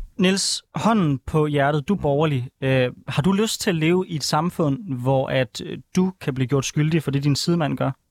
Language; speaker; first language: Danish; native; Danish